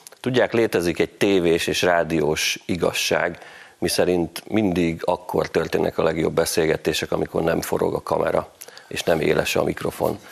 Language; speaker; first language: Hungarian; native; Hungarian